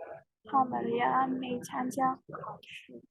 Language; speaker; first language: Chinese; non-native, learner; Indonesian